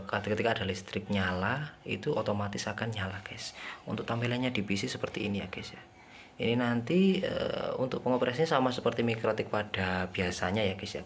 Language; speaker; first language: Indonesian; native; Indonesian